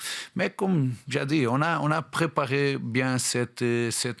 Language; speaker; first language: French; non-native, fluent; Portuguese